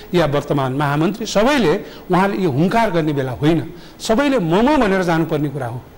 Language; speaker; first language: Nepali; native; Nepali